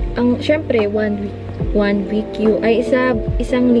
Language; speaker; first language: Filipino; native; Filipino